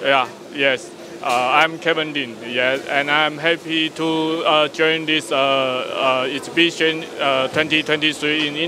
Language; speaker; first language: English; non-native, learner; Chinese